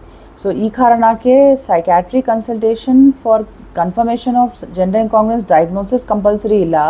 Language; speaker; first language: Kannada; non-native, fluent; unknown